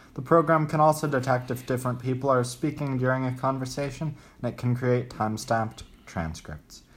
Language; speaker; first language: English; native; English